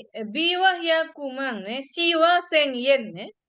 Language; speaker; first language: Japanese; non-native, fluent; Indonesian